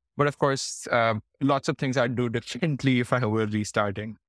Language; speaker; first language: English; non-native, local second language; Hindi